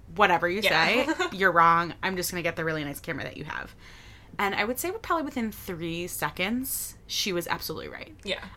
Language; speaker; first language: English; native; English